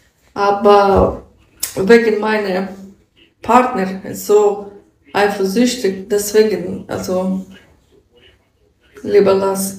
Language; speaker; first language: German; non-native, learner; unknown